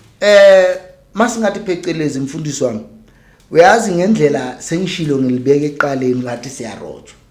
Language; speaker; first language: Zulu; native; Zulu